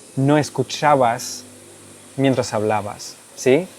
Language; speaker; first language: Spanish; non-native, fluent; English